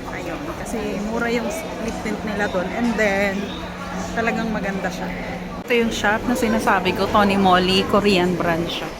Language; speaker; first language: Filipino; native; Filipino